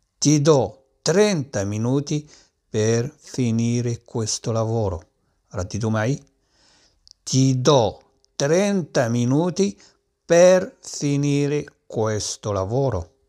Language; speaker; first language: Italian; non-native, fluent; Arabic